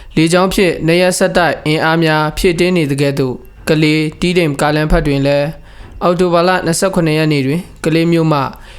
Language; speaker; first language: Burmese; non-native, local second language; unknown